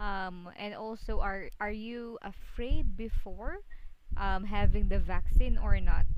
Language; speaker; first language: English; non-native, local second language; Filipino